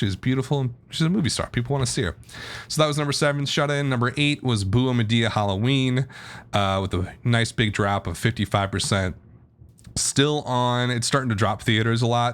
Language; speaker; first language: English; native; English